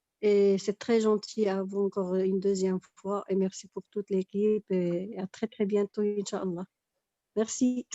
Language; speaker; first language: French; non-native, local second language; Arabic